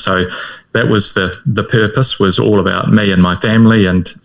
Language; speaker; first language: English; native; English